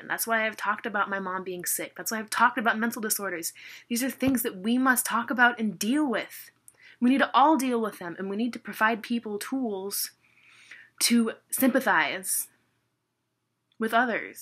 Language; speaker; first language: English; native; English